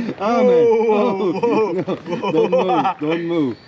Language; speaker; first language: English; non-native, learner; Turkish